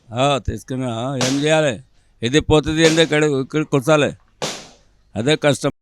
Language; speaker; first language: Telugu; non-native, local second language; Urdu